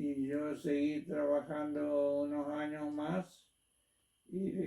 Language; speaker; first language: Spanish; non-native, local second language; German